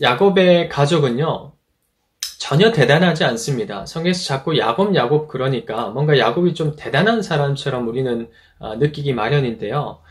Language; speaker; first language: Korean; native; Korean